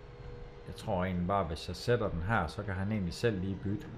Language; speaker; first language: Danish; native; Danish